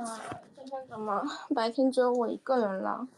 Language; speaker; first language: Chinese; native; Chinese